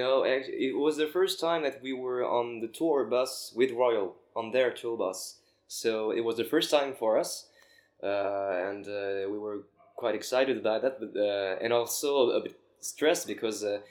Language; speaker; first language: English; non-native, learner; French